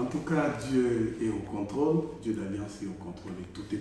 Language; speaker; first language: French; non-native, local second language; Lingala